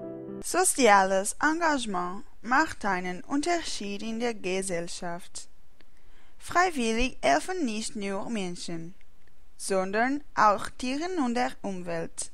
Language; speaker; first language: German; non-native, learner; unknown